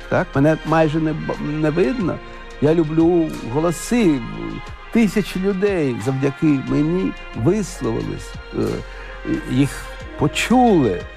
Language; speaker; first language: Ukrainian; non-native, local second language; Russian